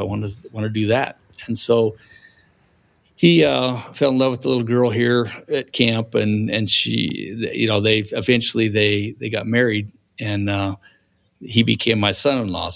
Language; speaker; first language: English; native; English